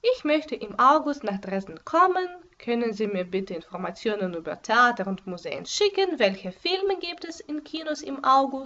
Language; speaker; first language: German; non-native, fluent; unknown